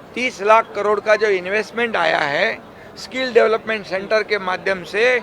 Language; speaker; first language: Hindi; non-native, local second language; Marathi